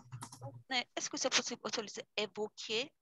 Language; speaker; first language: French; non-native, learner; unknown